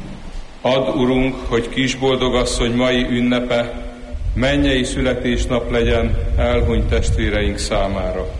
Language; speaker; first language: Hungarian; native; Hungarian